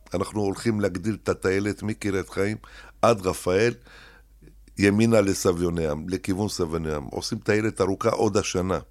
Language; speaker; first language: Hebrew; early bilingual, other home language; Arabic